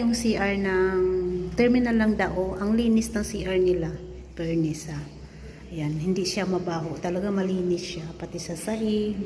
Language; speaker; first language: Filipino; non-native, local second language; Cebuano